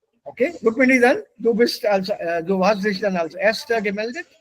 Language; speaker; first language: German; non-native, fluent; Hindi